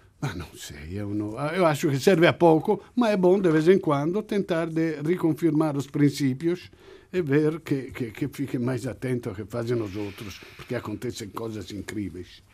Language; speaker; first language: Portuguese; non-native, fluent; Italian